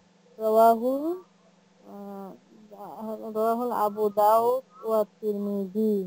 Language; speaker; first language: Arabic; non-native, learner; Bangla